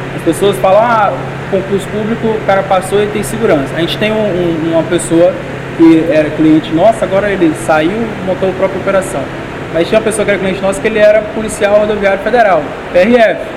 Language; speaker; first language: Portuguese; native; Portuguese